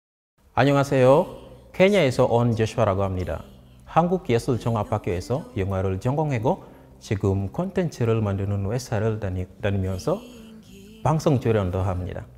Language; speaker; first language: Korean; non-native, fluent; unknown